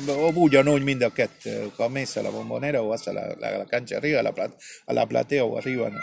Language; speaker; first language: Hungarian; early bilingual, heritage; Spanish